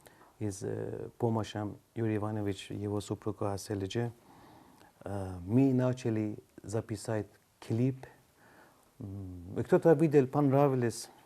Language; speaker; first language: Russian; non-native, learner; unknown